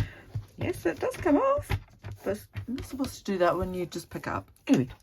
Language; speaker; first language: English; native; English